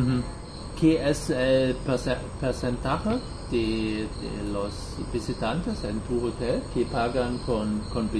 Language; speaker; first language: Spanish; non-native, learner; German